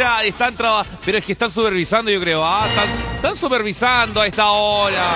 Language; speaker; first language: Spanish; native; Spanish